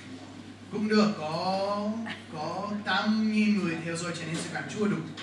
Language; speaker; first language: Vietnamese; non-native, fluent; English